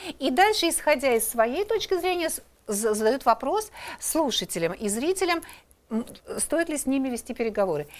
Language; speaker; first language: Russian; native; Russian